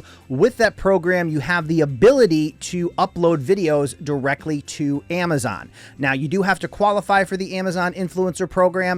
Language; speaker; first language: English; native; English